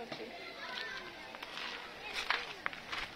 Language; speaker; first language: Polish; native; Polish